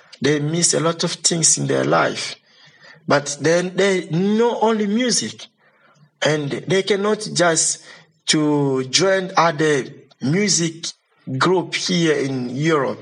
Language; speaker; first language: English; non-native, learner; Lingala